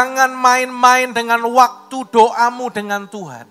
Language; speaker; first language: Indonesian; native; Indonesian